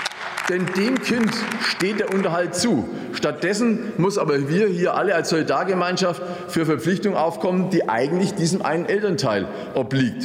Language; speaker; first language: German; native; German